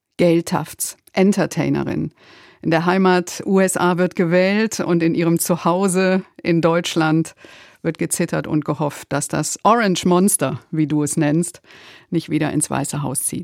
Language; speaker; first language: German; native; German